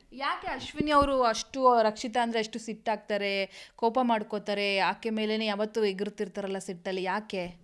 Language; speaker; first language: Kannada; native; Kannada